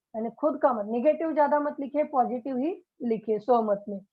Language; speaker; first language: Hindi; non-native, local second language; Marathi